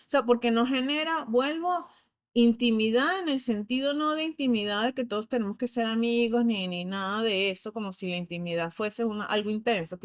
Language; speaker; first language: Spanish; native; Spanish